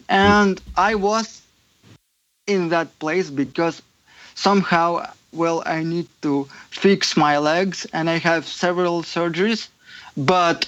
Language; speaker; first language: English; non-native, fluent; Ukrainian